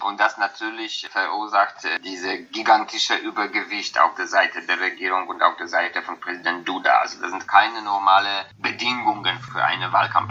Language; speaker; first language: German; non-native, fluent; Polish